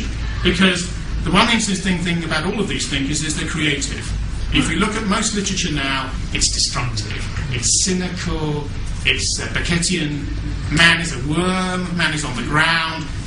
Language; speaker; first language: English; native; English